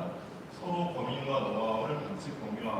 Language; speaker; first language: Korean; native; Korean